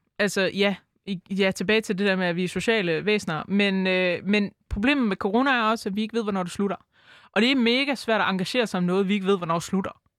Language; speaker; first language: Danish; native; Danish